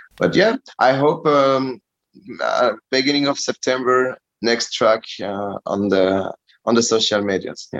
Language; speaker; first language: English; non-native, learner; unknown